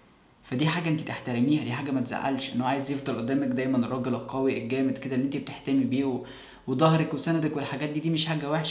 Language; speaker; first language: Arabic; native; Arabic